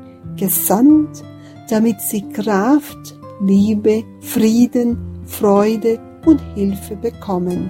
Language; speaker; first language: German; non-native, fluent; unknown